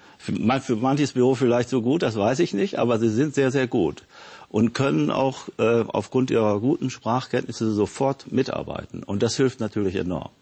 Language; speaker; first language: German; native; German